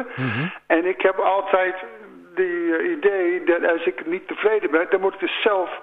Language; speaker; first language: Dutch; non-native, fluent; English